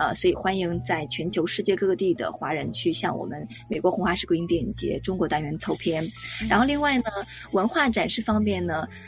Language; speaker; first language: Chinese; native; Chinese